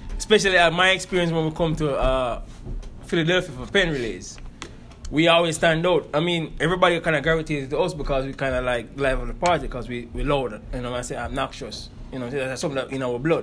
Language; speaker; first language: English; non-native, local second language; Jamaican Creole English